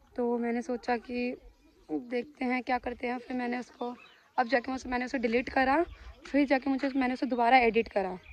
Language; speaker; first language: Hindi; native; Hindi